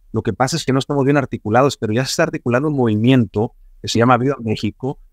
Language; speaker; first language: Spanish; native; Spanish